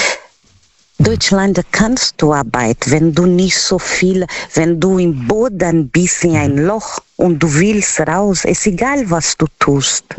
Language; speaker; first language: German; non-native, learner; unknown